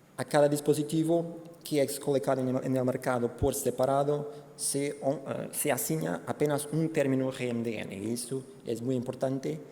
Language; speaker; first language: Spanish; non-native, fluent; Portuguese